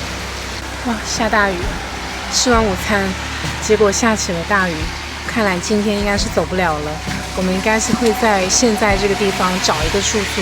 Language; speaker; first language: Chinese; native; Chinese